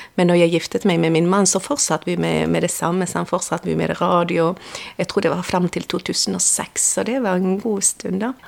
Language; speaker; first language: Norwegian; non-native, fluent; Spanish